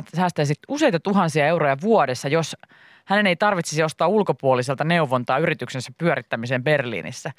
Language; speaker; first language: Finnish; native; Finnish